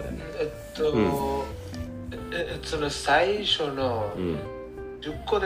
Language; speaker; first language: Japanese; non-native, learner; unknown